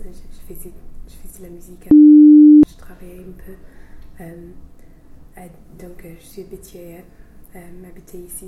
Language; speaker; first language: French; non-native, fluent; English